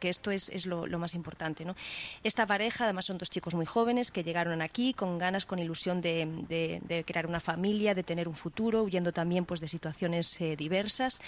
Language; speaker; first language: Spanish; native; Spanish